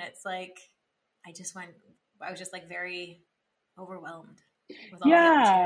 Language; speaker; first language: English; native; English